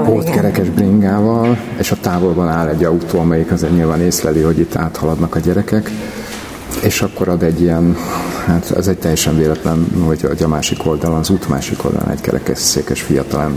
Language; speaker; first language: Hungarian; native; Hungarian